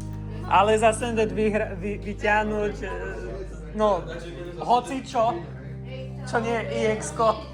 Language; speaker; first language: Slovak; native; Slovak